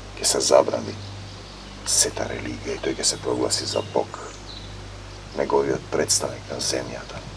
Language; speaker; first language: Macedonian; native; Macedonian